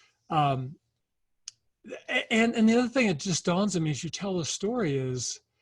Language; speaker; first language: English; native; English